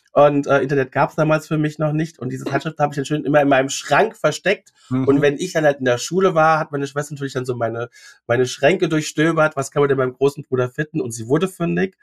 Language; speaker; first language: German; native; German